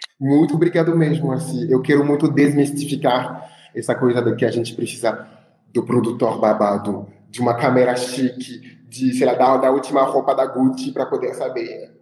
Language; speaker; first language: Portuguese; non-native, fluent; French